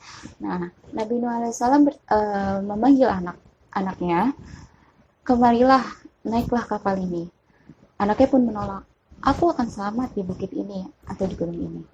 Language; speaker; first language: Indonesian; native; Indonesian